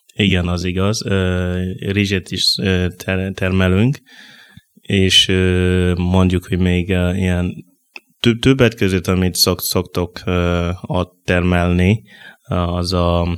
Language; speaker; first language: Hungarian; non-native, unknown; Mossi